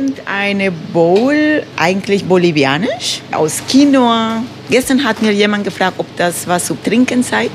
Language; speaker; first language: German; non-native, fluent; Spanish